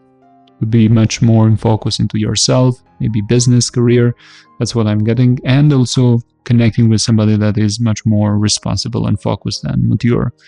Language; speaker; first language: English; non-native, fluent; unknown